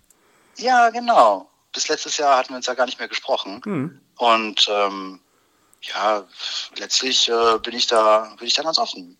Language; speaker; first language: German; native; German